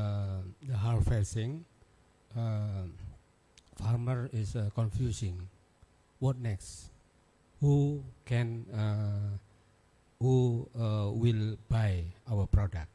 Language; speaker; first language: English; non-native, learner; Indonesian